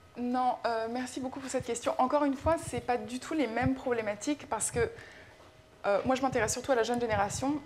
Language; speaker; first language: French; native; French